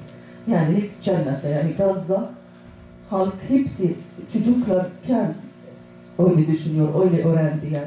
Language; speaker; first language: Turkish; non-native, learner; Arabic